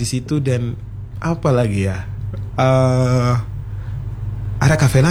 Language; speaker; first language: Indonesian; non-native, learner; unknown